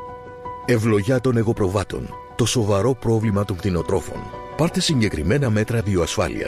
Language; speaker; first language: Greek; native; Greek